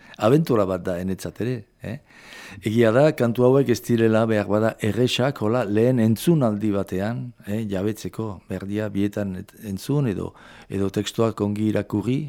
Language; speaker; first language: Basque; native; Basque